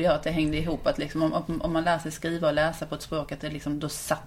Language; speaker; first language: Swedish; native; Swedish